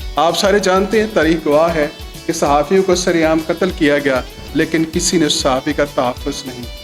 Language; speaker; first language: Urdu; non-native, local second language; Punjabi